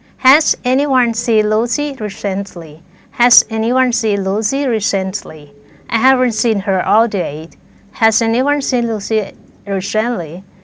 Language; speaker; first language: English; non-native, fluent; Thai